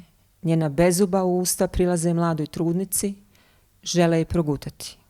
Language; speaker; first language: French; non-native, fluent; Bosnian